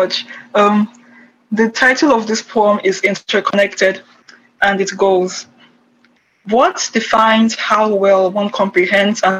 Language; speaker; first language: English; non-native, local second language; Igbo